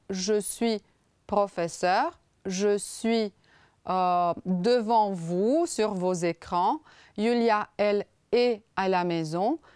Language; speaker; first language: French; non-native, fluent; Romanian